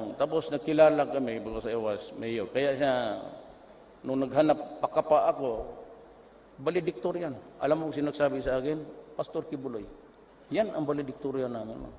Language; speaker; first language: Filipino; non-native, local second language; Cebuano